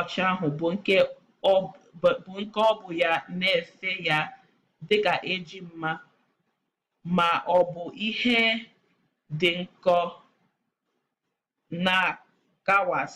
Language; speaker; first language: Igbo; non-native, learner; English